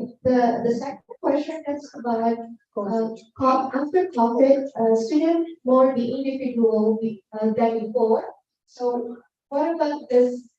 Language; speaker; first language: English; non-native, learner; Indonesian